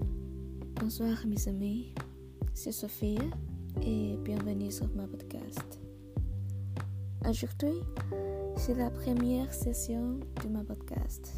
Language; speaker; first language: French; non-native, learner; English